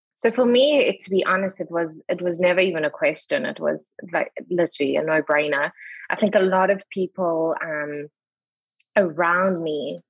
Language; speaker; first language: English; native; English